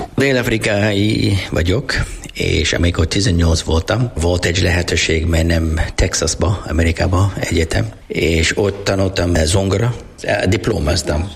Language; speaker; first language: Hungarian; non-native, learner; English